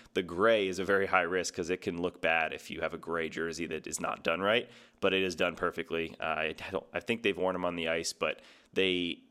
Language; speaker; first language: English; native; English